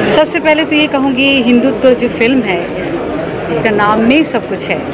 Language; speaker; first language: Hindi; native; Hindi